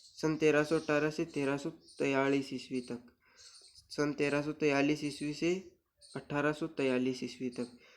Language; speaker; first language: Hindi; native; Hindi